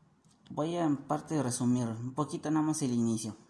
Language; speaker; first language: Spanish; native; Spanish